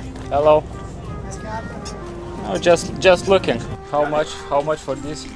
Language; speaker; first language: English; non-native, learner; Lithuanian